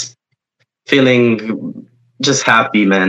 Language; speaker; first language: English; non-native, fluent; Polish